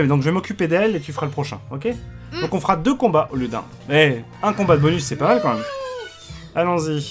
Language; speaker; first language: French; native; French